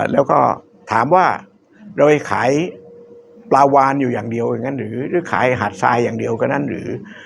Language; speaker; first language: Thai; native; Thai